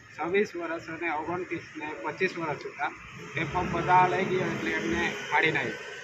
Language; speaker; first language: Gujarati; native; Gujarati